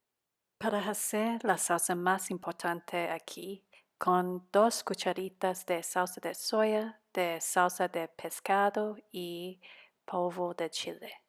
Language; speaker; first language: Spanish; non-native, fluent; Cantonese